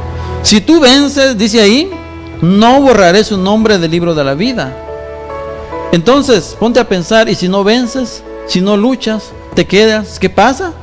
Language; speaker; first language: Spanish; native; Spanish